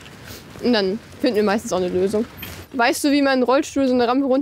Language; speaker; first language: German; native; German